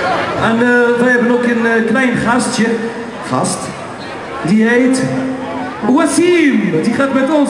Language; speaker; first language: Dutch; non-native, learner; Arabic